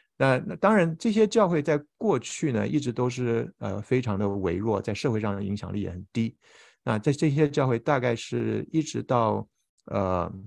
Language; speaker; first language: Chinese; native; Chinese